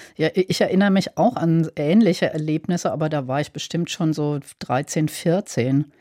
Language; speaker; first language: German; native; German